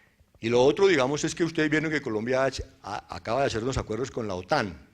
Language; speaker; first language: Spanish; native; Spanish